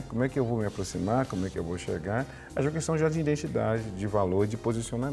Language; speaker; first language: Portuguese; native; Portuguese